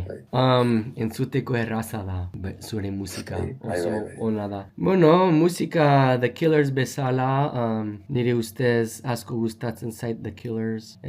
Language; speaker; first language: Basque; non-native, learner; English